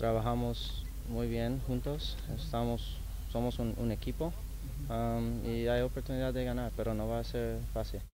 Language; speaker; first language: Spanish; non-native, learner; English